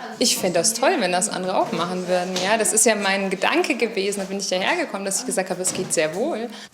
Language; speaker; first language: German; native; German